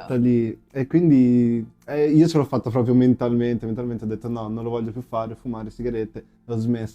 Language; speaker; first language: Italian; native; Italian